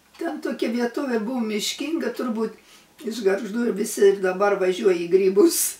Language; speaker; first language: Lithuanian; native; Lithuanian